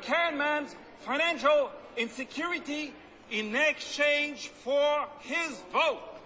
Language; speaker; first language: English; non-native, fluent; French